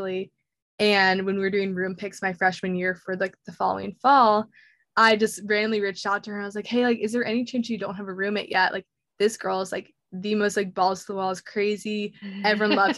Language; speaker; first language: English; native; English